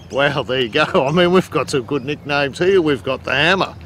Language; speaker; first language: English; native; English